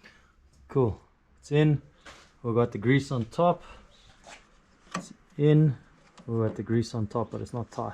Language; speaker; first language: English; native; English